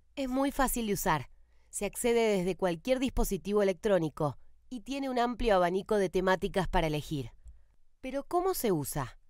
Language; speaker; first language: Spanish; native; Spanish